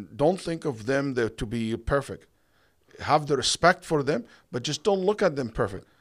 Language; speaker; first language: English; non-native, fluent; Arabic